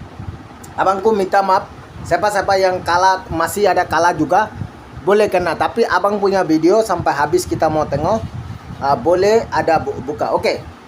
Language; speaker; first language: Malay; non-native, learner; Bangla